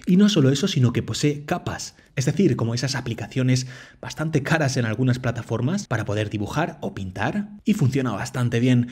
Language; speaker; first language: Spanish; native; Spanish